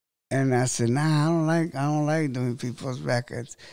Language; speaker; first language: English; early bilingual, other home language; Spanish